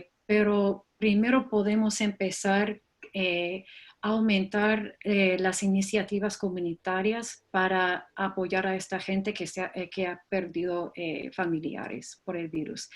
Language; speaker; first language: Spanish; non-native, fluent; English